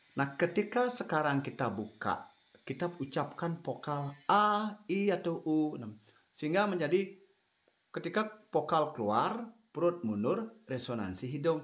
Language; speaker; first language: Indonesian; non-native, local second language; Balinese